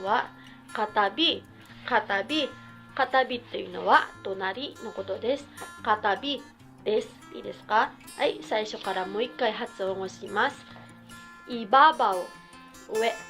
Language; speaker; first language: Japanese; non-native, fluent; Cebuano